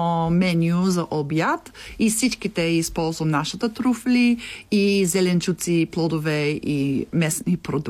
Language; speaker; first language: Bulgarian; non-native, learner; English